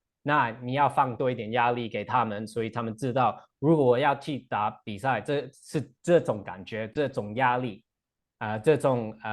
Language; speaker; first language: Chinese; non-native, fluent; English